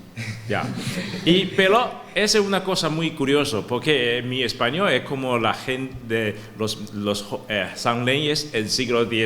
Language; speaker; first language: Spanish; non-native, learner; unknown